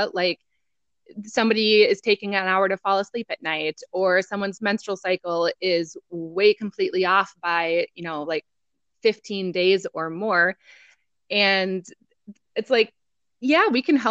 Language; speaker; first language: English; native; English